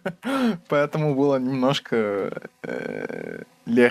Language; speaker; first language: Russian; non-native, learner; Arabic